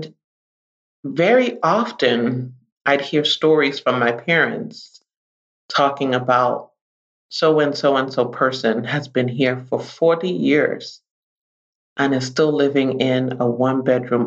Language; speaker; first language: English; native; English